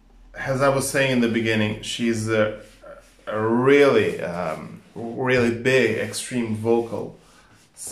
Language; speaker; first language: English; non-native, fluent; Portuguese